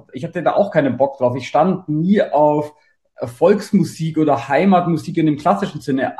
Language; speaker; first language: German; native; German